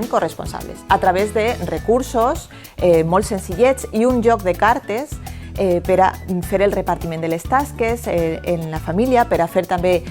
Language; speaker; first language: Catalan; native; Catalan